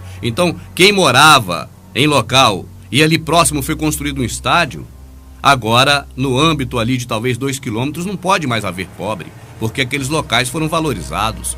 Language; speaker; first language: Portuguese; native; Portuguese